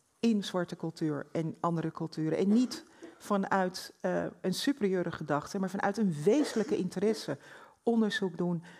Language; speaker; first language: Dutch; native; Dutch